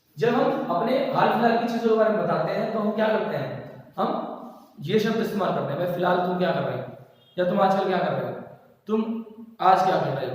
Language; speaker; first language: Hindi; native; Hindi